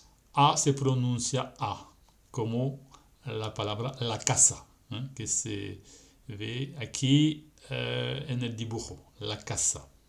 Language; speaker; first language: Spanish; non-native, fluent; French